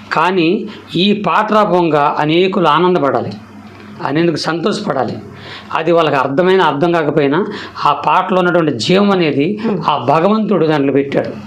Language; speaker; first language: Telugu; non-native, local second language; Koya